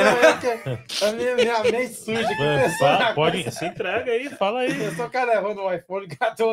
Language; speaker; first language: Portuguese; native; Portuguese